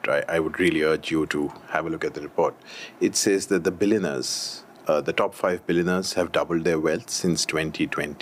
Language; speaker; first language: English; non-native, local second language; Hindi